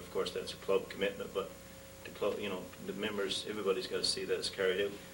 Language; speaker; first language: English; native; English